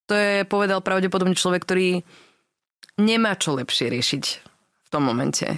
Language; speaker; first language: Slovak; early bilingual, other home language; English